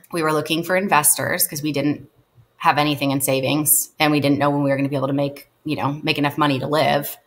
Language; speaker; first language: English; native; English